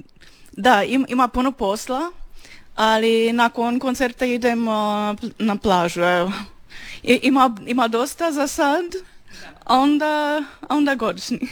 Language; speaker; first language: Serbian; non-native, learner; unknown